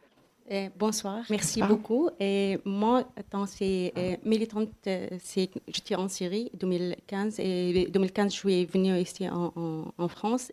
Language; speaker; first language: French; non-native, learner; Arabic